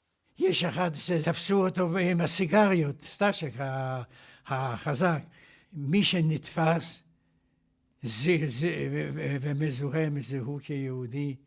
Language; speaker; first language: Hebrew; non-native, fluent; Yiddish